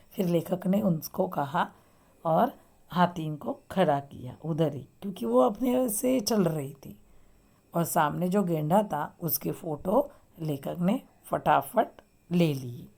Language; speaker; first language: Hindi; non-native, local second language; Marathi